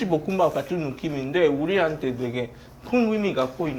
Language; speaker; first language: Korean; non-native, fluent; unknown